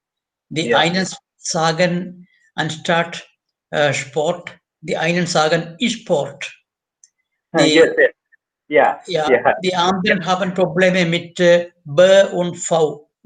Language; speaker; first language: German; non-native, fluent; Malayalam